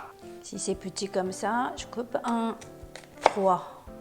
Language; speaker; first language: French; non-native, fluent; Japanese